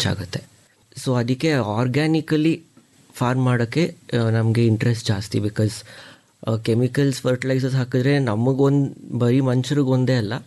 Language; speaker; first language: Kannada; native; Kannada